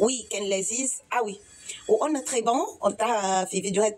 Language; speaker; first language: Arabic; native; Arabic